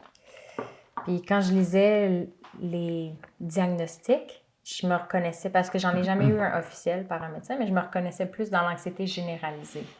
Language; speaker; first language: French; native; French